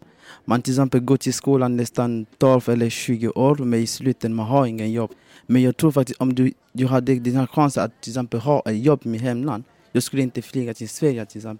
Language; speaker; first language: Swedish; non-native, fluent; French